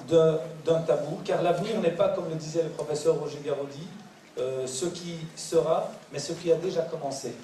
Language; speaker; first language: French; native; French